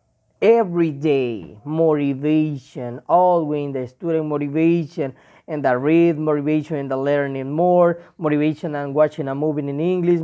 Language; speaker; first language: English; non-native, learner; Spanish